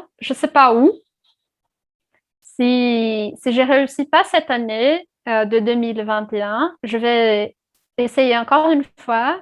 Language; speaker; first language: French; non-native, fluent; Portuguese